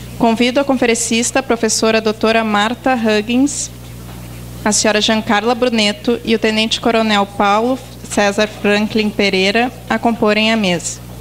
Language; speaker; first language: Portuguese; native; Portuguese